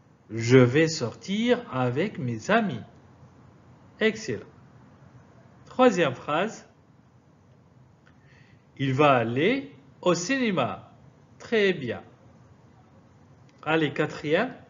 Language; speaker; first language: French; non-native, fluent; Arabic